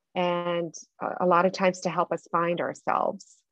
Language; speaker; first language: English; non-native, fluent; Russian